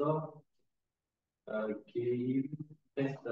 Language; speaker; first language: Korean; non-native, learner; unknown